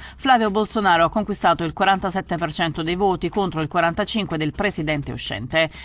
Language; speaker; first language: Italian; native; Italian